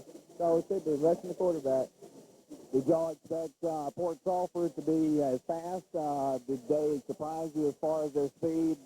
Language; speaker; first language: English; native; English